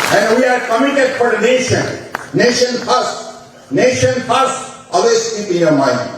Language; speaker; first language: English; non-native, local second language; Assamese